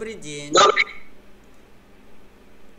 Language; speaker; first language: Russian; non-native, fluent; Vietnamese